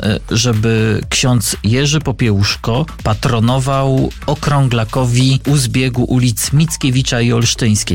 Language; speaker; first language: Polish; native; Polish